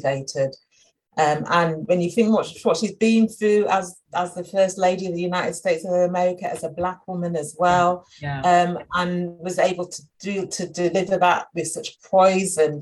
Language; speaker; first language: English; native; English